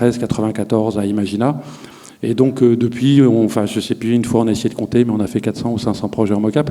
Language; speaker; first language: French; native; French